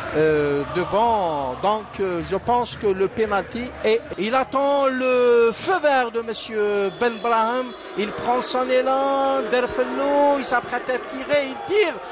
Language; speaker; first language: French; non-native, local second language; Arabic